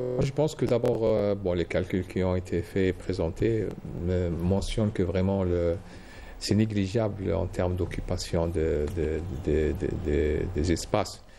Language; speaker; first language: French; non-native, local second language; Arabic